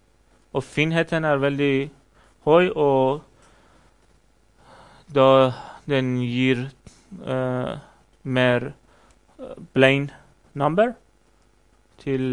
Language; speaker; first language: Norwegian; non-native, learner; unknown